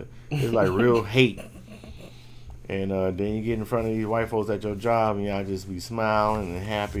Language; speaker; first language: English; native; English